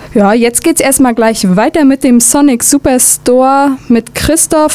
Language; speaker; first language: German; native; German